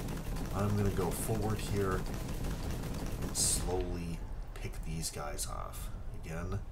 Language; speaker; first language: English; native; English